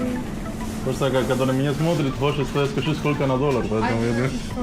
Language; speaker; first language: Russian; non-native, learner; Spanish